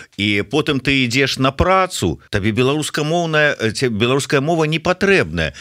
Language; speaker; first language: Belarusian; native; Belarusian